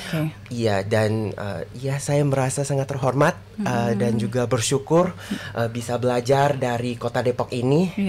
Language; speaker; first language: Indonesian; non-native, fluent; English